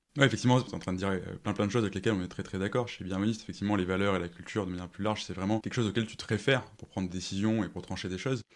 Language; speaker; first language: French; native; French